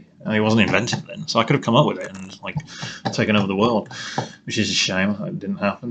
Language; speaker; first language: English; native; English